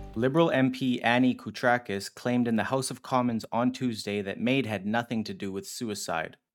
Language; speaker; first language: English; native; English